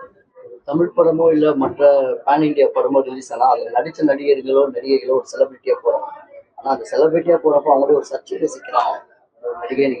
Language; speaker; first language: Tamil; native; Tamil